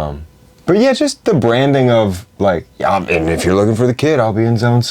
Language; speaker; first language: English; native; English